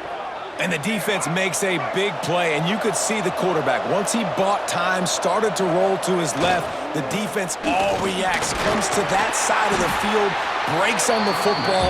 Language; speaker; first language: English; native; English